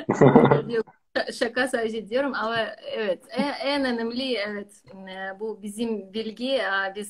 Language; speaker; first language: Turkish; non-native, learner; Russian